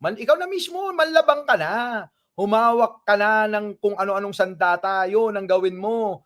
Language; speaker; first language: Filipino; non-native, local second language; Iloko